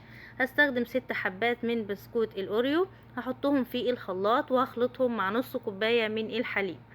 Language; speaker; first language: Arabic; native; Arabic